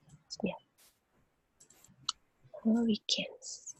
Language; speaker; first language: English; non-native, learner; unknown